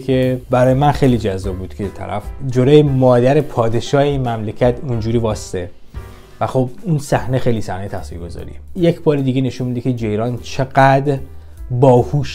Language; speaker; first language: Persian; native; Persian